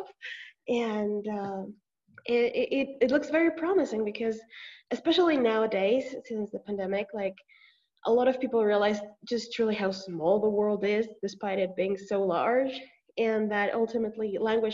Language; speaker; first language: English; non-native, fluent; Spanish